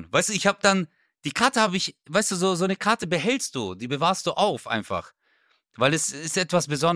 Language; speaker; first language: German; native; German